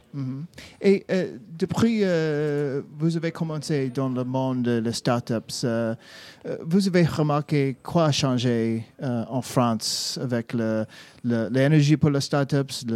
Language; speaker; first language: French; non-native, learner; English